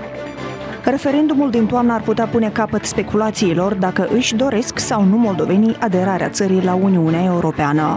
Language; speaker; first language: Romanian; native; Romanian